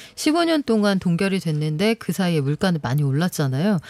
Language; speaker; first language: Korean; native; Korean